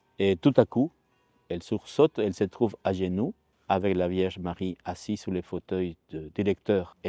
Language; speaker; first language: French; non-native, fluent; Spanish